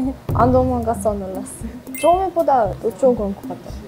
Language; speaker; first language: Korean; non-native, learner; Russian